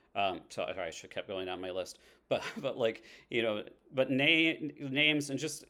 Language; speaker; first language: English; native; English